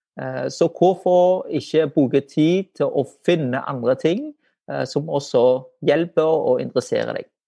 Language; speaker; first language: Norwegian; non-native, fluent; Vietnamese